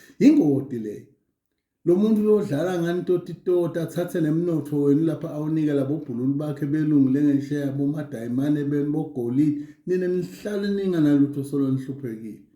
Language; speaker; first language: Zulu; non-native, local second language; Swati